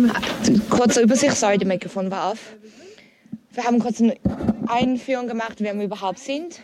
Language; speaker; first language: German; non-native, learner; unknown